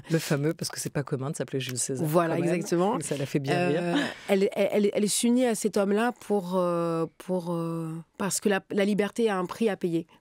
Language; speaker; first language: French; native; French